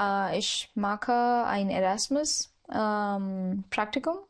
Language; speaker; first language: German; non-native, learner; Marathi